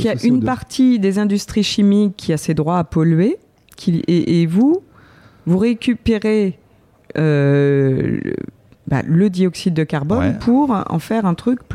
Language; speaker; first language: French; native; French